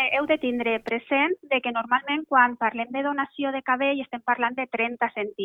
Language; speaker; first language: Catalan; native; Catalan